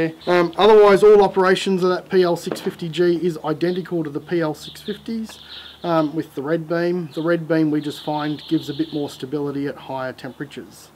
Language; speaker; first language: English; native; English